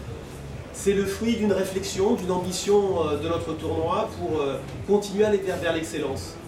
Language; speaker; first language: French; native; French